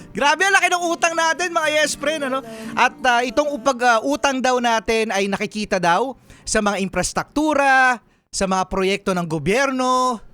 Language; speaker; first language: Filipino; native; Filipino